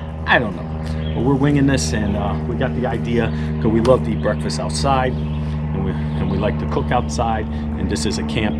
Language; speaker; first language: English; native; English